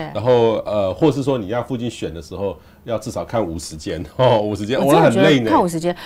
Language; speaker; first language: Chinese; native; Chinese